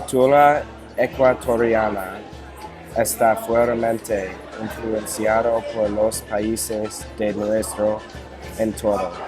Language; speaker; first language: Spanish; non-native, learner; English